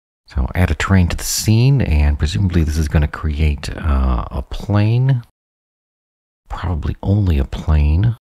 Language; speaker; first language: English; native; English